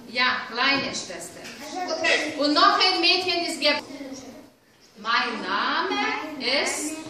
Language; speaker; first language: German; non-native, fluent; Lithuanian